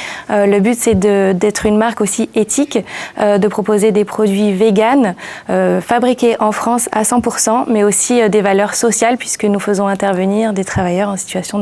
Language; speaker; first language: French; native; French